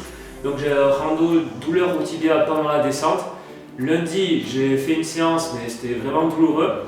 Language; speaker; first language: French; native; French